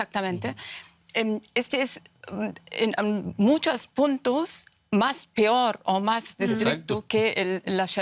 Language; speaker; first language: Spanish; non-native, fluent; Persian